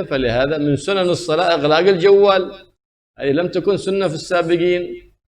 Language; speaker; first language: Arabic; native; Arabic